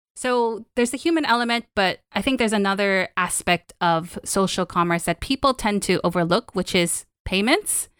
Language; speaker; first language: English; non-native, local second language; Filipino